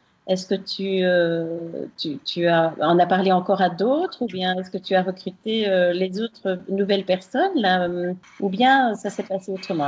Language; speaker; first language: French; native; French